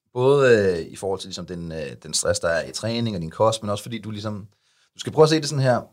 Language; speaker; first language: Danish; early bilingual, other home language; Arabic